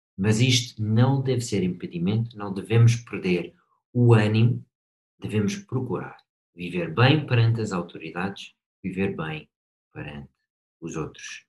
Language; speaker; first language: Portuguese; non-native, fluent; English